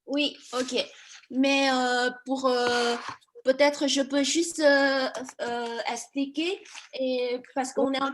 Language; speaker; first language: French; non-native, fluent; Chinese